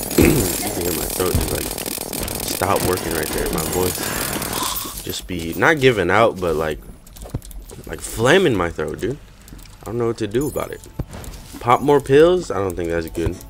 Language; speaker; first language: English; native; English